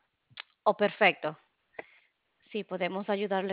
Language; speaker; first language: Spanish; non-native, fluent; English